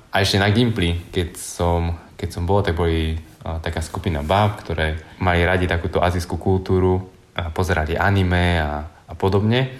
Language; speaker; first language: Slovak; early bilingual, other home language; Vietnamese